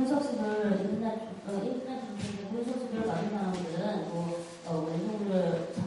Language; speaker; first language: Korean; non-native, fluent; Chinese